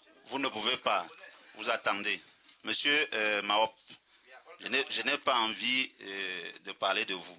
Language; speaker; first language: French; native; French